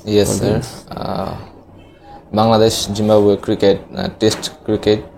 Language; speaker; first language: English; non-native, learner; Bangla